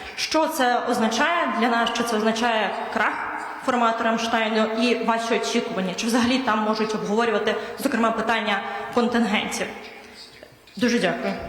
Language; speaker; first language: Ukrainian; native; Ukrainian